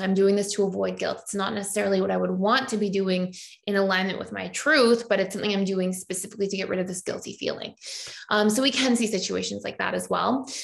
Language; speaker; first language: English; native; English